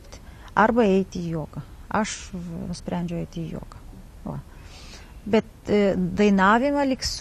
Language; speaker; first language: Lithuanian; non-native, learner; Kazakh